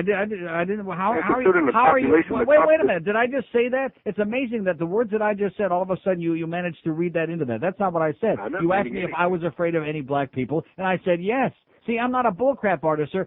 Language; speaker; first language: English; native; English